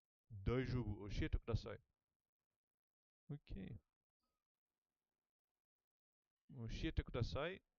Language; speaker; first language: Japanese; non-native, learner; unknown